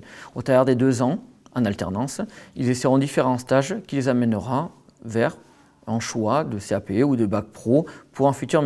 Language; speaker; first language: French; native; French